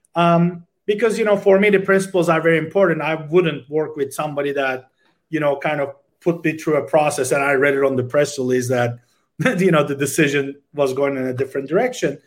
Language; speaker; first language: English; non-native, fluent; Turkish